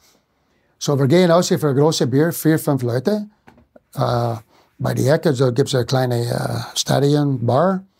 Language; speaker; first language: German; non-native, fluent; English